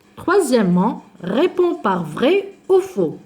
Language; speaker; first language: French; non-native, local second language; Arabic